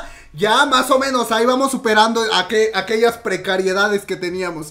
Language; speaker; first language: Spanish; native; Spanish